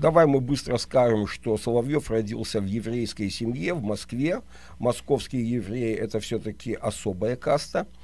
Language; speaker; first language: Russian; native; Russian